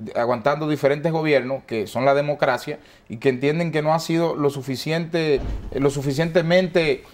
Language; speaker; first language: Spanish; native; Spanish